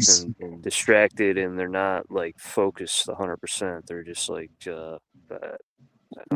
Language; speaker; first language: English; native; English